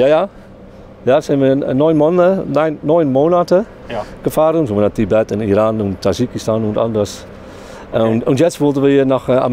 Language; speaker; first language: German; non-native, learner; Dutch